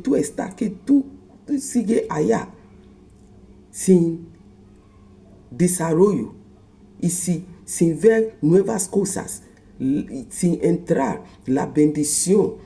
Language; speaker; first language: Spanish; non-native, fluent; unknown